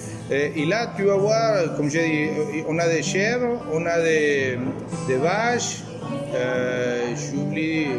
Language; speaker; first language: French; non-native, fluent; Spanish